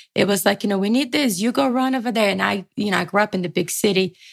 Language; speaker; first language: English; early bilingual, other home language; Portuguese